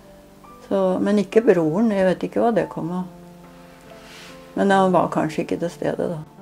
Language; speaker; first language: Norwegian; native; Norwegian